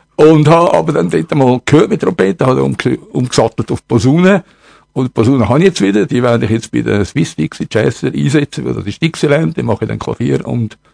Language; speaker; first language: German; native; German